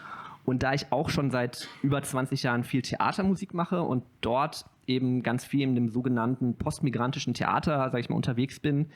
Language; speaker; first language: German; native; German